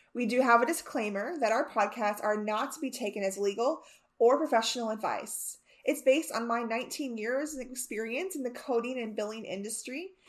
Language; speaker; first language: English; native; English